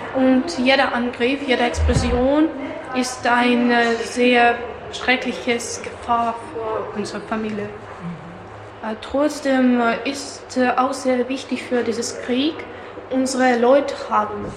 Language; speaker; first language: German; non-native, learner; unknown